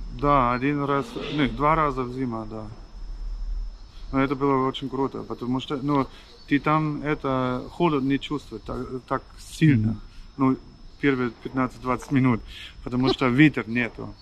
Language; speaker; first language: Russian; non-native, fluent; German